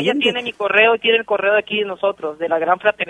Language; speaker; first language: Spanish; native; Spanish